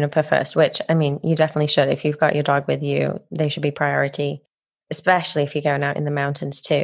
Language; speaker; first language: English; native; English